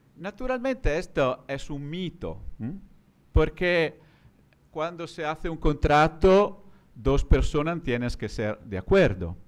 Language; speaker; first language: Spanish; non-native, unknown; Italian